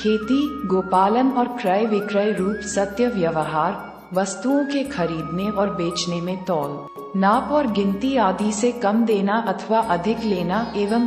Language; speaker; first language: Hindi; native; Hindi